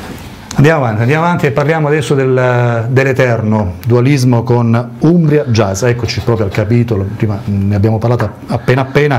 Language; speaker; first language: Italian; native; Italian